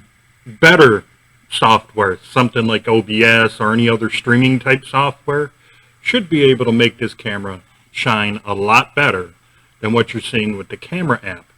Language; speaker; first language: English; native; English